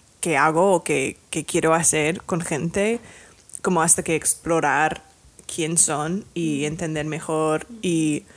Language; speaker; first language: Spanish; non-native, fluent; English